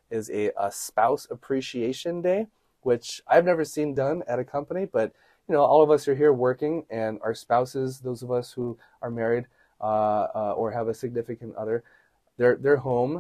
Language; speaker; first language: English; native; English